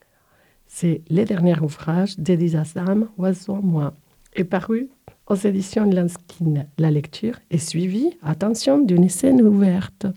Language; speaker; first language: French; native; French